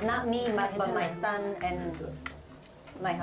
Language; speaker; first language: English; non-native, fluent; Korean